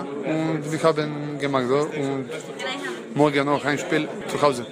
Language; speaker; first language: German; non-native, learner; Croatian